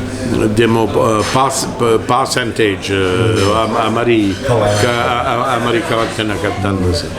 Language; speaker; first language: Japanese; non-native, learner; French